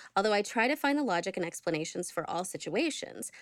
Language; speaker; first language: English; native; English